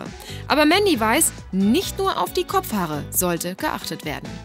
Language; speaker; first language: German; native; German